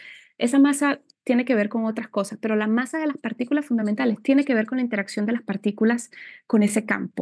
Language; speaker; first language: Spanish; native; Spanish